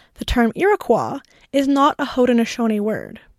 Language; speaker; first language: English; native; English